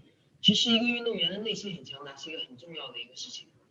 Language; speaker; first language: Chinese; native; Chinese